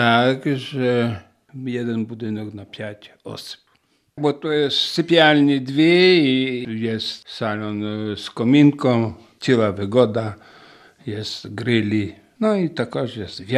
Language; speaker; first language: Polish; non-native, local second language; Ukrainian